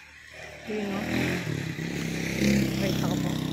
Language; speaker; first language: Filipino; native; Filipino